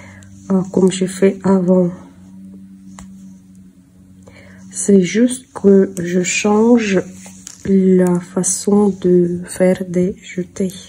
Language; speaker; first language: French; non-native, fluent; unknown